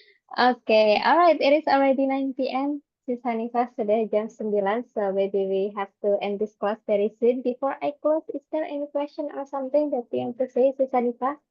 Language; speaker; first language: English; non-native, fluent; Indonesian